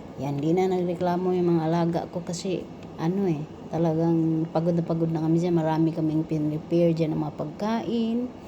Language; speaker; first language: Filipino; non-native, local second language; Cebuano